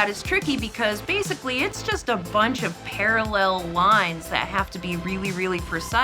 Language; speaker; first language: English; native; English